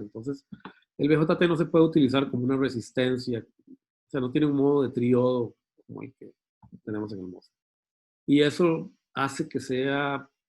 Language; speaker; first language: Spanish; native; Spanish